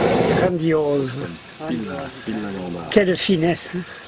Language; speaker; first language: French; native; French